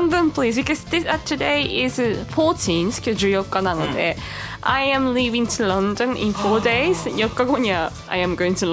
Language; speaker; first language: English; non-native, fluent; Japanese